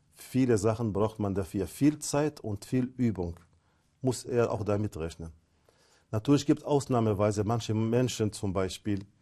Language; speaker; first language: German; non-native, fluent; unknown